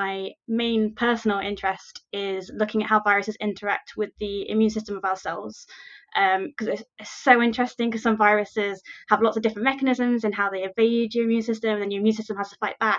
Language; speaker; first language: English; native; English